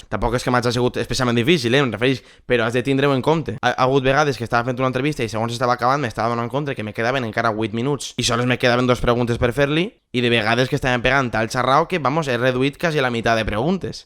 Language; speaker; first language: Catalan; native; Catalan